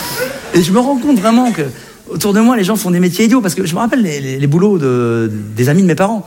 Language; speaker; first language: French; native; French